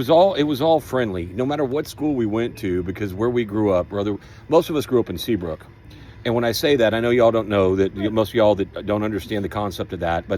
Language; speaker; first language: English; native; English